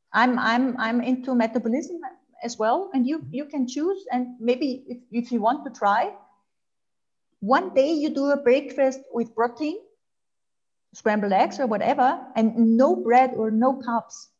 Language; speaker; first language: English; non-native, fluent; German